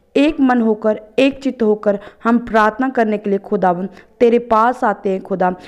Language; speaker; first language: Hindi; non-native, local second language; Punjabi